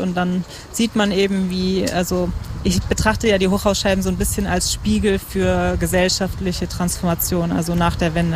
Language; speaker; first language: German; native; German